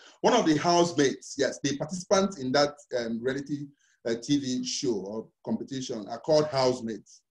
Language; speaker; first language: English; non-native, local second language; Igbo